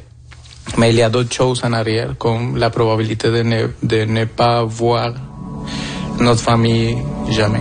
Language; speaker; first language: French; non-native, fluent; Spanish